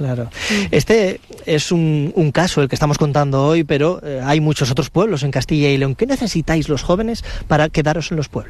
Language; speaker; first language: Spanish; native; Spanish